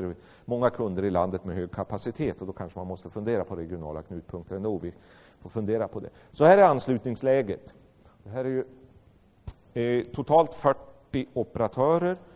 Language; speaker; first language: Swedish; native; Swedish